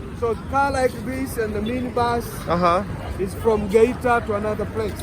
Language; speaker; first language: English; non-native, local second language; Swahili